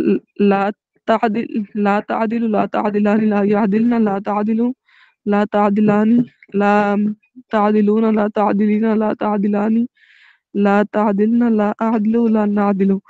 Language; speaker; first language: Arabic; non-native, learner; Urdu